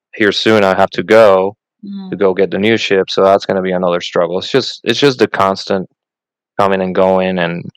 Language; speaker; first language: English; non-native, fluent; Spanish